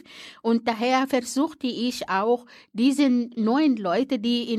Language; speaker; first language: German; non-native, fluent; Arabic